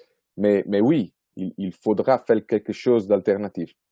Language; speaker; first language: French; non-native, fluent; Italian